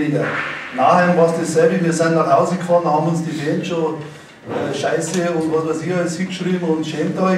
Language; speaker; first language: German; native; German